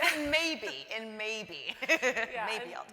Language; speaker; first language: English; native; English